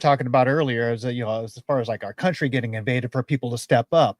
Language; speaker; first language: English; native; English